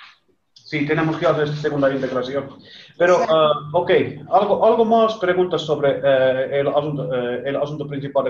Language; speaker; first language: Spanish; non-native, fluent; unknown